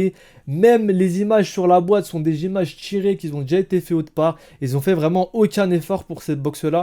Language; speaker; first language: French; native; French